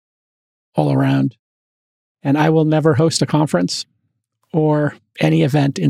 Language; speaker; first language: English; native; English